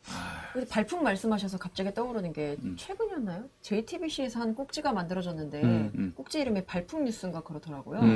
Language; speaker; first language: Korean; native; Korean